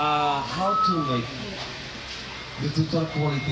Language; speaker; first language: English; non-native, learner; Indonesian